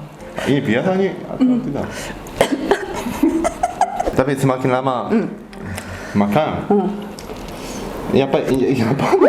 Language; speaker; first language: Indonesian; non-native, learner; Korean